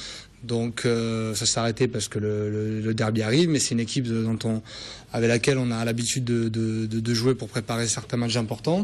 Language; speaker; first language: French; native; French